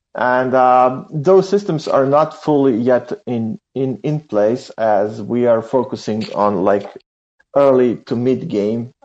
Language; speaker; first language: English; non-native, fluent; Serbian